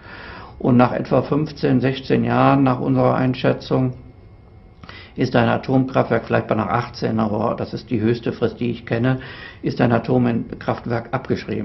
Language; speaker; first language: German; native; German